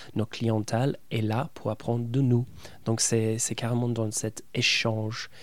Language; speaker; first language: French; non-native, fluent; English